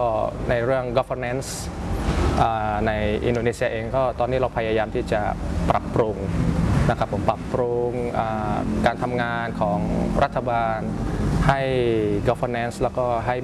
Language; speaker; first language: Thai; early bilingual, other home language; Indonesian